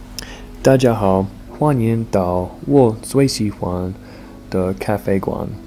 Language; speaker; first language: Chinese; non-native, learner; English